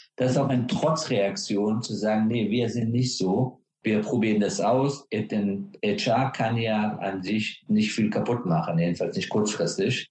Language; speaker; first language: German; non-native, fluent; Persian